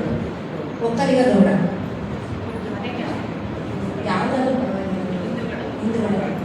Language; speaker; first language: Kannada; native; Kannada